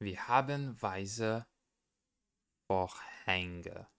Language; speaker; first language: German; non-native, learner; Portuguese